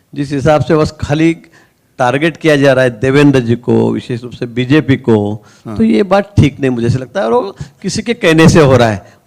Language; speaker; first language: Hindi; non-native, local second language; Marathi